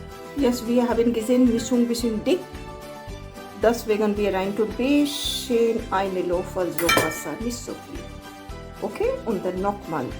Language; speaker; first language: German; non-native, learner; Hindi